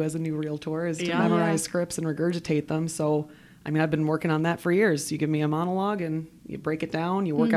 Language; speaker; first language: English; native; English